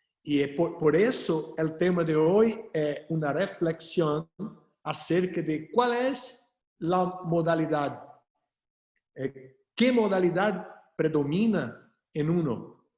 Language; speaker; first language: Spanish; non-native, fluent; Portuguese